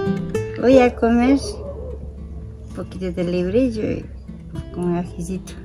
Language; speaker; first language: Spanish; non-native, local second language; Quechua